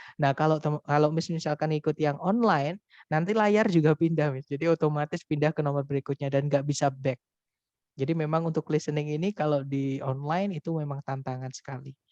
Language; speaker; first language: Indonesian; non-native, local second language; Javanese